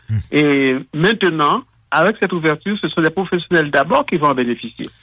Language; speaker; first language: French; non-native, local second language; Haitian Creole